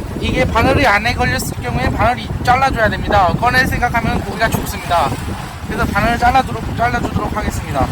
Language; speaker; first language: Korean; native; Korean